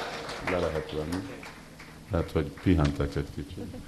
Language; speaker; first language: Hungarian; early bilingual, heritage; Hungarian